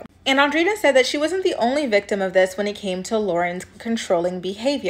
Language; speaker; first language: English; native; English